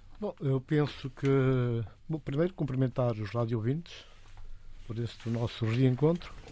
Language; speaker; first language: Portuguese; non-native, local second language; Upper Guinea Crioulo